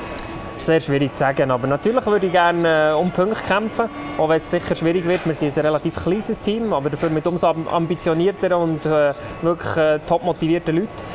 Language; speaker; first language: German; native; German